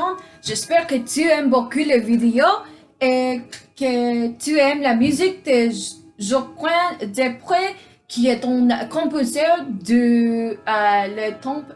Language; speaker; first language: French; non-native, learner; English